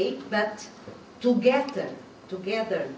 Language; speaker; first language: English; non-native, learner; Portuguese